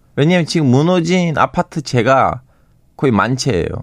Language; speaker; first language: Korean; non-native, fluent; Turkish